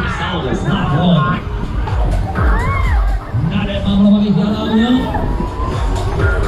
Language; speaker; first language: German; native; German